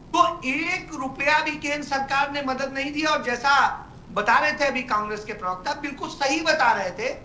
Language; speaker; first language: Hindi; native; Hindi